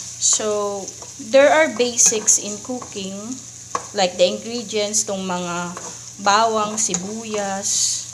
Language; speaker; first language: Filipino; non-native, local second language; Waray